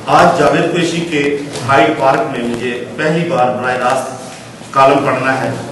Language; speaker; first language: Urdu; non-native, local second language; Punjabi